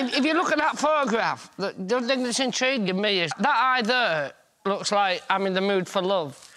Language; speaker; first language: English; native; English